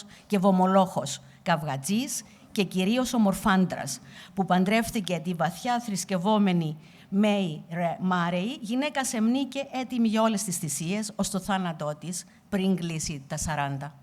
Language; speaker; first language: Greek; native; Greek